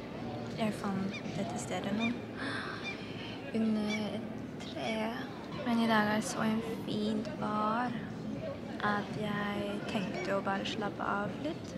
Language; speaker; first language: Norwegian; non-native, learner; Filipino